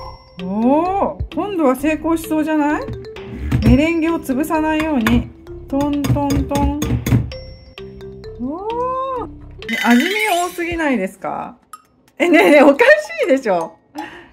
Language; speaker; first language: Japanese; native; Japanese